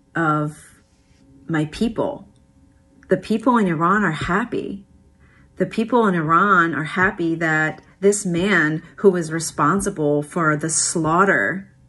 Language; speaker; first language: English; early bilingual, other home language; Persian